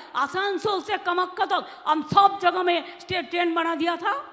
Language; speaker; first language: Hindi; non-native, local second language; Bangla